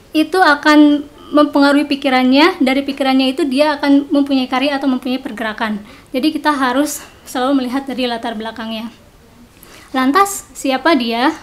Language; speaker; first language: Indonesian; non-native, local second language; Sundanese